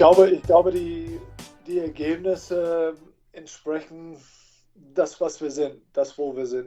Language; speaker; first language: German; non-native, fluent; English